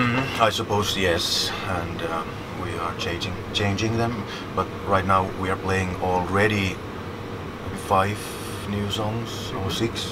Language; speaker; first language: English; non-native, fluent; Finnish